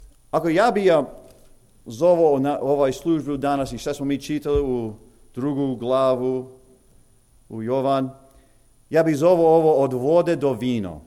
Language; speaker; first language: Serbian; early bilingual, heritage; English